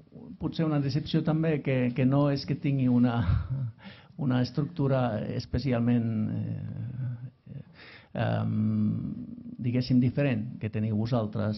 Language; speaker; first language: Catalan; non-native, fluent; Finnish